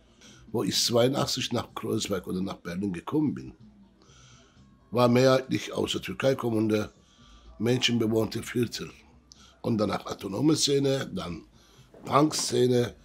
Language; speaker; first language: German; early bilingual, other home language; Turkish